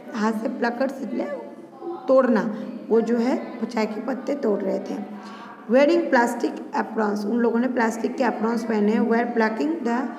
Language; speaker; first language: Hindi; non-native, local second language; Gujarati